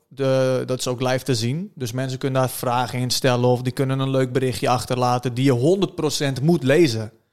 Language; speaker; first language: Dutch; early bilingual, other home language; Turkish